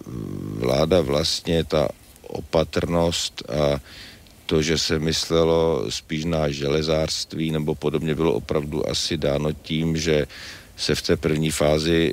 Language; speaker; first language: Czech; native; Czech